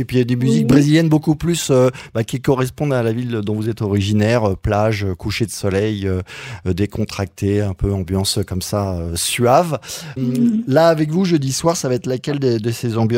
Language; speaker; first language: French; native; French